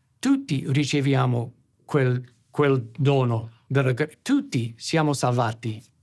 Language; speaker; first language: Italian; non-native, fluent; English